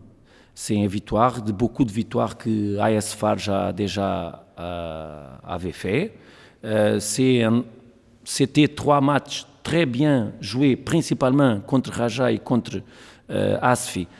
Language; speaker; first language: French; non-native, learner; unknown